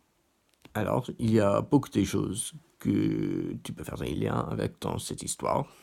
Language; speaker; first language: French; non-native, learner; English